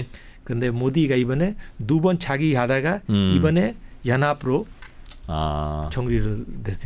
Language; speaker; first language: Korean; non-native, fluent; Hindi